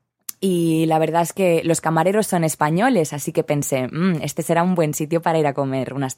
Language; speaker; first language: Spanish; native; Spanish